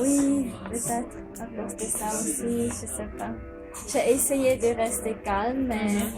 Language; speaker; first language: French; non-native, fluent; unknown